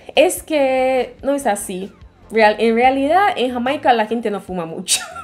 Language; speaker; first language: Spanish; non-native, fluent; English